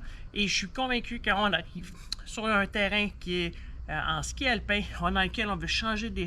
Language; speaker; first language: French; native; French